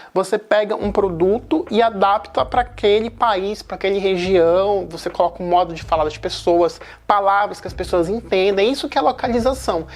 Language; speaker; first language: Portuguese; native; Portuguese